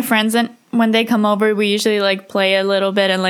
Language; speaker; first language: English; early bilingual, heritage; English